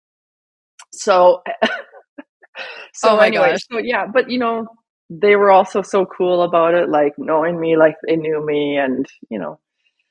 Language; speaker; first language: English; native; English